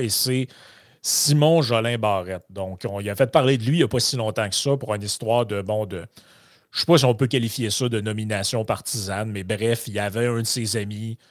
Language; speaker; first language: French; native; French